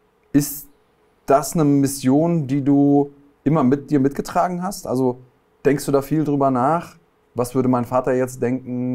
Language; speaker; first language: German; native; German